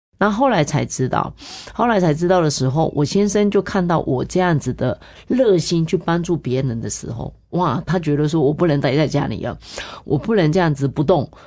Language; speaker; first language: Chinese; native; Chinese